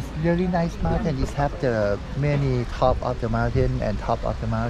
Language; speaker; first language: English; non-native, learner; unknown